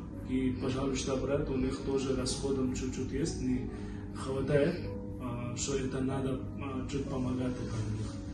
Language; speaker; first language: Russian; non-native, learner; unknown